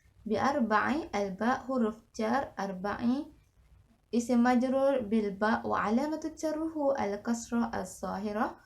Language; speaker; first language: Arabic; non-native, learner; Malay